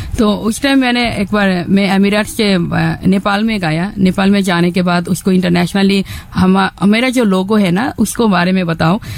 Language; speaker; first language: Hindi; non-native, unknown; Bangla